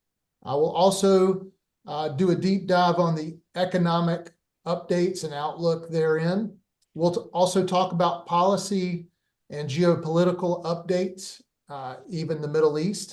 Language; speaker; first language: English; native; English